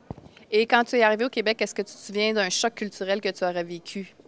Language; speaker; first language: French; native; French